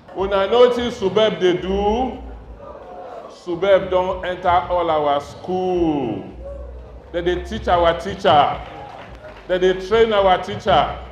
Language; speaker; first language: Nigerian Pidgin; non-native, local second language; Bini